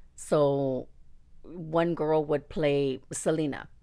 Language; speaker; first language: English; early bilingual, other home language; Spanish